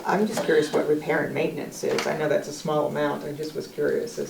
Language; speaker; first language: English; native; English